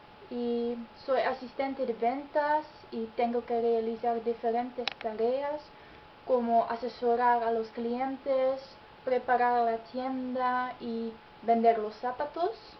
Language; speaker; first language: Spanish; non-native, learner; Dutch